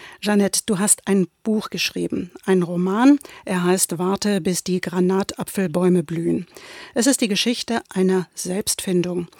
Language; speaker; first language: German; native; German